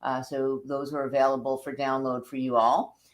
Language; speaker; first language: English; native; English